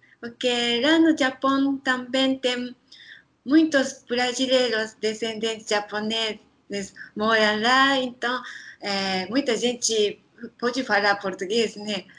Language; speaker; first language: Portuguese; non-native, learner; Japanese